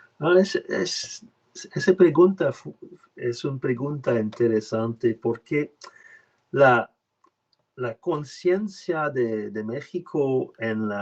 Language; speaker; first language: Spanish; non-native, learner; French